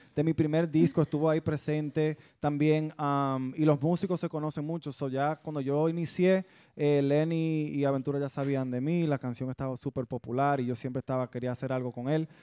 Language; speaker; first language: Spanish; early bilingual, heritage; Spanish